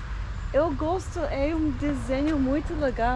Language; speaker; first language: Portuguese; non-native, fluent; English